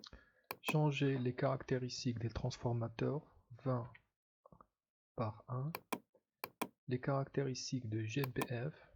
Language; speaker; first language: French; non-native, local second language; Arabic